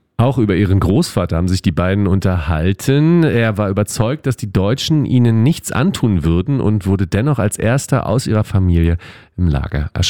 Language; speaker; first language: German; native; German